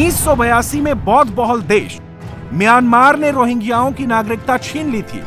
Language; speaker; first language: Hindi; native; Hindi